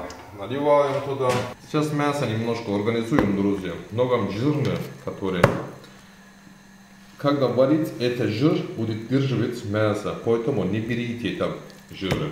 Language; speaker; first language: Russian; non-native, learner; Turkish